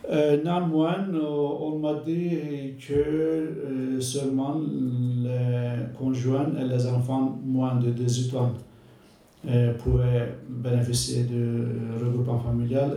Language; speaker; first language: French; non-native, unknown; Turkish